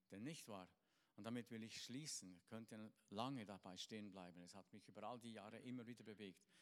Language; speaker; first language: German; native; German